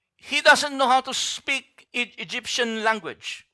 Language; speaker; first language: English; non-native, local second language; Filipino